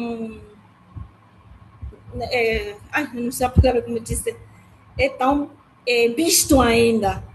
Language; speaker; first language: Portuguese; non-native, learner; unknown